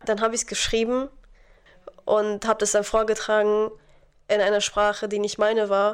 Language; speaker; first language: German; non-native, fluent; Arabic